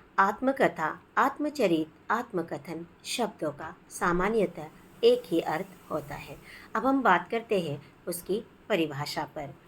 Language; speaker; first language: Hindi; non-native, local second language; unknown